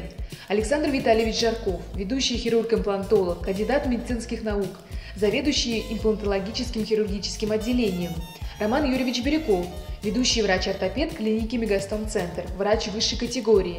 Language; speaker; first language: Russian; native; Russian